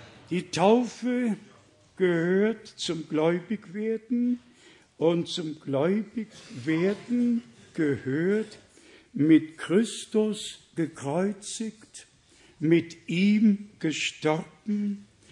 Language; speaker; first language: German; native; German